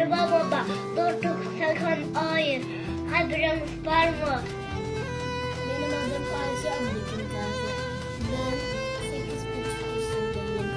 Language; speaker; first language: Turkish; early bilingual, other home language; Uyghur